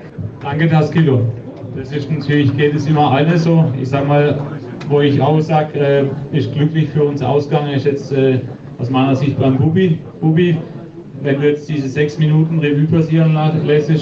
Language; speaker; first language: German; native; German